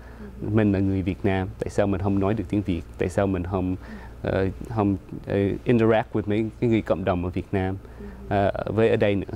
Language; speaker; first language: Vietnamese; early bilingual, other home language; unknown